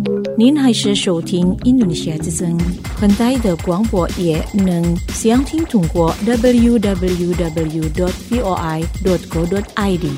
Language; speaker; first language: Chinese; non-native, fluent; Indonesian